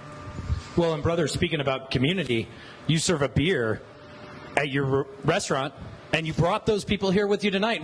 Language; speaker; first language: English; native; English